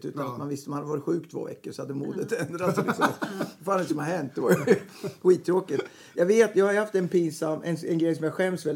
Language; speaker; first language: Swedish; native; Swedish